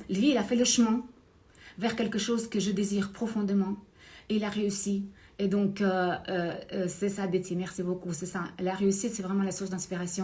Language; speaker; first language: French; non-native, fluent; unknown